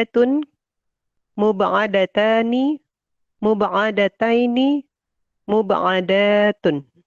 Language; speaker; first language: Arabic; non-native, learner; Indonesian